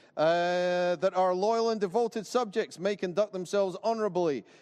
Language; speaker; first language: English; native; English